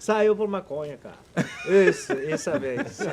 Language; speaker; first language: Portuguese; non-native, learner; Spanish